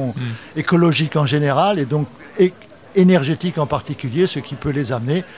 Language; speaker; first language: French; native; French